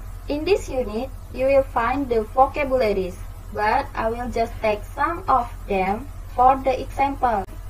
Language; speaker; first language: English; non-native, fluent; Indonesian